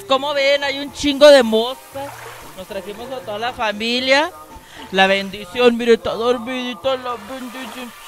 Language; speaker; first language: Spanish; native; Spanish